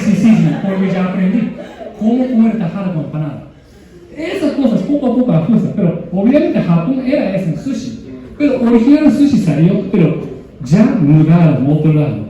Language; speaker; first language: Spanish; non-native, learner; Japanese